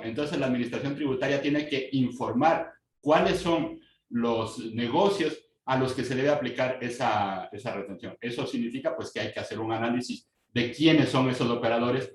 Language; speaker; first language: Spanish; native; Spanish